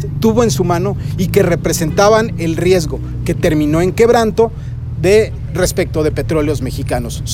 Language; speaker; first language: Spanish; native; Spanish